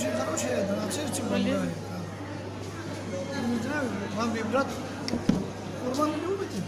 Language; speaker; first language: Russian; non-native, fluent; Georgian